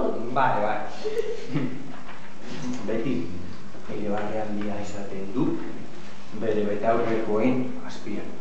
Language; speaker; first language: Basque; non-native, learner; Spanish